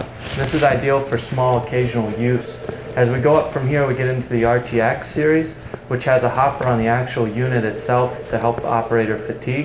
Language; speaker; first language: English; native; English